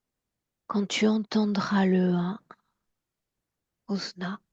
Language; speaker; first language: French; native; French